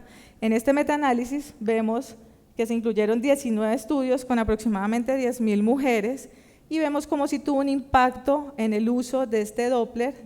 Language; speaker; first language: Spanish; native; Spanish